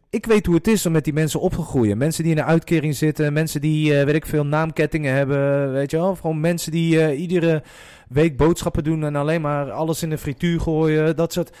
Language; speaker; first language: Dutch; early bilingual, other home language; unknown